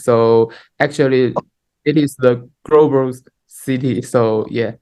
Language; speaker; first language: English; non-native, learner; Chinese